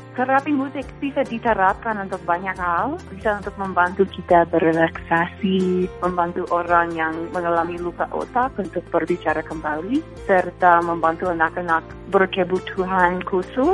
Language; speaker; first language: Indonesian; non-native, fluent; English